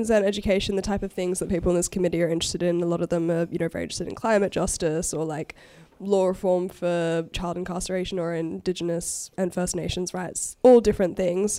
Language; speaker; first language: English; native; English